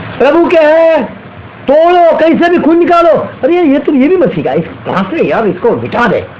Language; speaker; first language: Hindi; non-native, local second language; Gujarati